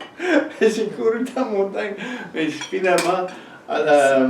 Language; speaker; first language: French; non-native, fluent; English